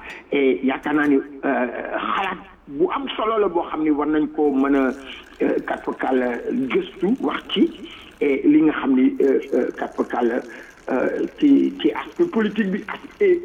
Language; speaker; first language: French; non-native, local second language; Wolof